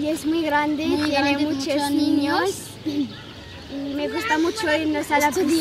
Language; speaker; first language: Spanish; non-native, learner; Arabic